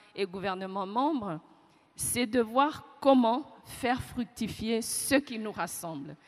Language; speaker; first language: French; non-native, local second language; Kinyarwanda